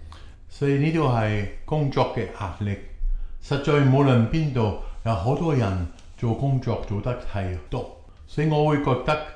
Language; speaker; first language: Chinese; non-native, fluent; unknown